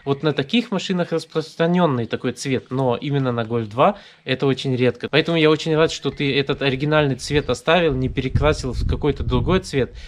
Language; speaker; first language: Russian; early bilingual, heritage; Russian